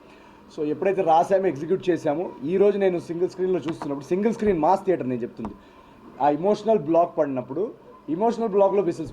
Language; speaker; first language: Telugu; native; Telugu